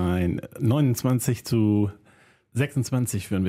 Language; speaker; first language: German; native; German